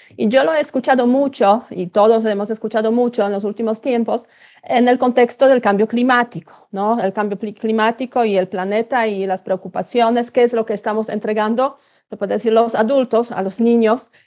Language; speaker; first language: Spanish; non-native, fluent; Polish